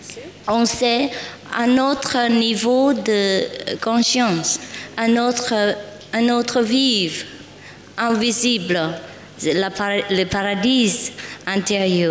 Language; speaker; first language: French; non-native, learner; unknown